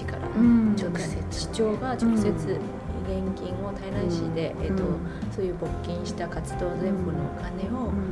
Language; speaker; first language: Japanese; non-native, fluent; Chinese